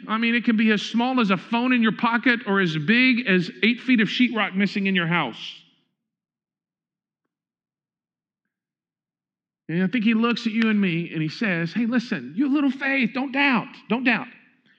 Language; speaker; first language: English; native; English